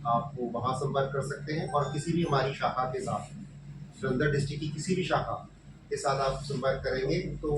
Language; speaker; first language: Hindi; non-native, local second language; Punjabi